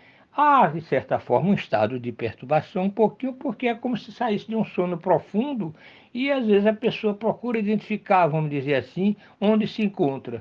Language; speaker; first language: Portuguese; native; Portuguese